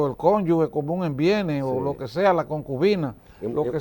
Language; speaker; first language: Spanish; native; Spanish